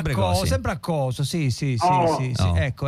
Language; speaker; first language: Italian; native; Italian